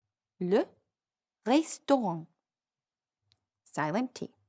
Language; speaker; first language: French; non-native, fluent; English